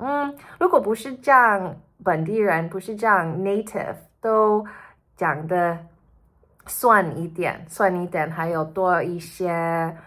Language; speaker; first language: Chinese; early bilingual, heritage; Cantonese